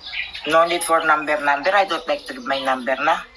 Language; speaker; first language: English; non-native, local second language; Filipino